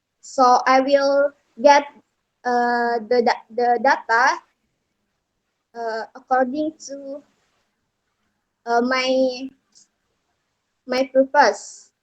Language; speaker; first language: English; non-native, learner; Indonesian